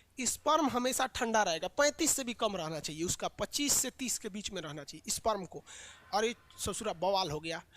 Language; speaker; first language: Hindi; native; Hindi